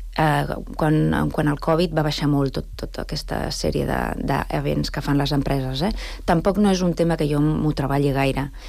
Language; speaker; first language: Catalan; non-native, local second language; Spanish